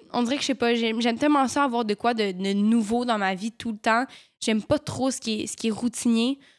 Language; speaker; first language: French; native; French